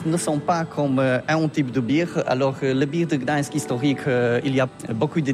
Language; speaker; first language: French; non-native, learner; Polish